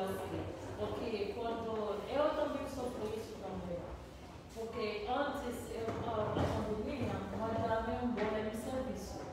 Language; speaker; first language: Portuguese; non-native, learner; Spanish